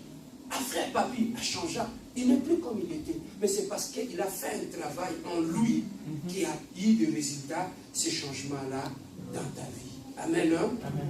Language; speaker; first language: French; non-native, local second language; Lingala